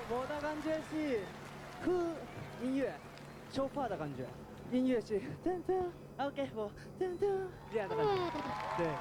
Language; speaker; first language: Chinese; non-native, learner; Japanese